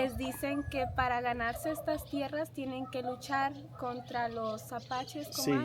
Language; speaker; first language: Spanish; native; Spanish